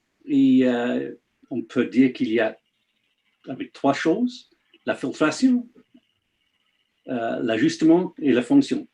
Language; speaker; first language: French; non-native, learner; English